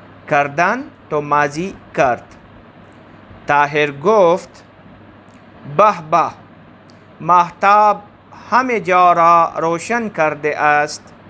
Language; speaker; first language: Persian; non-native, fluent; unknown